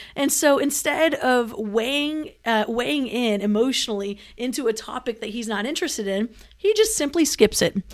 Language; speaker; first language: English; native; English